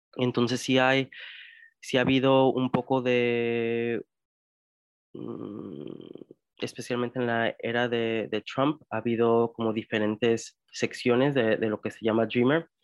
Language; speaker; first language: Spanish; early bilingual, heritage; Spanish